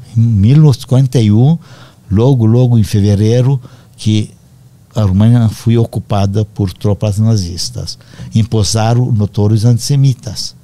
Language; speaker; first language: Portuguese; non-native, fluent; Romanian